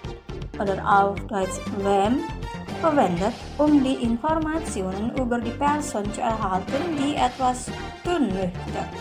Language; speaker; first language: German; non-native, fluent; Indonesian